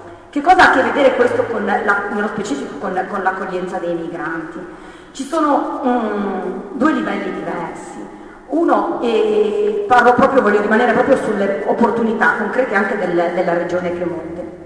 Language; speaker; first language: Italian; native; Italian